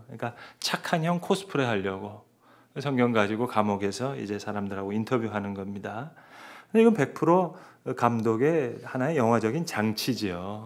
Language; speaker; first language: Korean; native; Korean